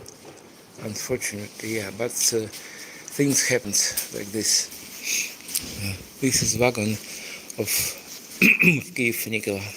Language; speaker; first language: English; non-native, fluent; Russian